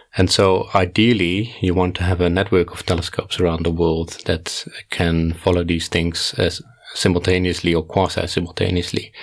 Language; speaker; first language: English; non-native, fluent; Dutch